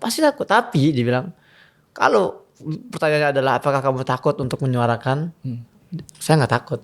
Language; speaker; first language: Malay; non-native, fluent; Arabic